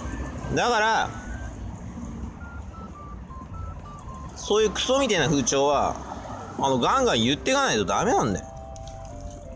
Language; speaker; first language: Japanese; native; Japanese